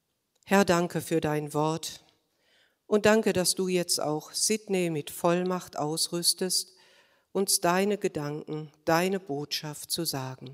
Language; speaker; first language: German; native; German